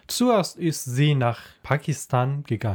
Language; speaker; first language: German; non-native, learner; Persian